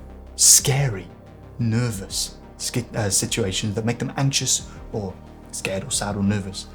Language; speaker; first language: English; native; English